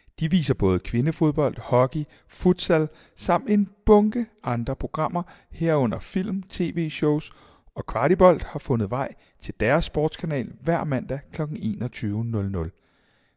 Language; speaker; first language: Danish; native; Danish